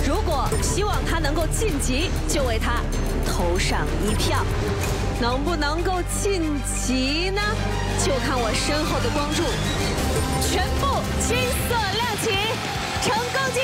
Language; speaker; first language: Chinese; native; Chinese